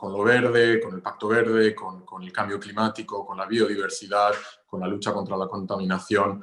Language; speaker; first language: Spanish; non-native, fluent; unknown